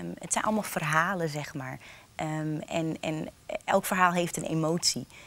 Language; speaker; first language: Dutch; native; Dutch